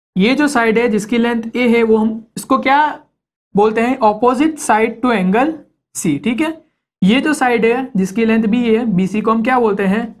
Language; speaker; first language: Hindi; native; Hindi